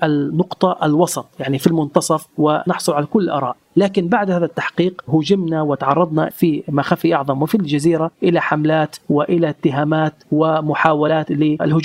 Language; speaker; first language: Arabic; native; Arabic